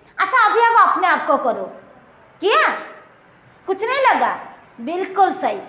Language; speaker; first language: Hindi; non-native, local second language; Odia